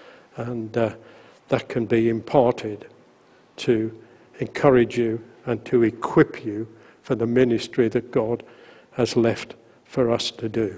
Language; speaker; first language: English; native; English